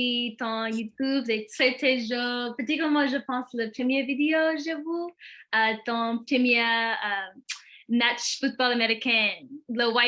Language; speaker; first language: French; non-native, learner; English